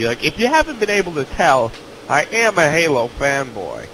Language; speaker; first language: English; native; English